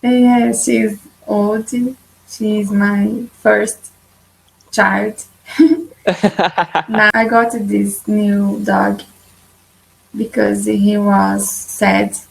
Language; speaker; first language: English; non-native, learner; Portuguese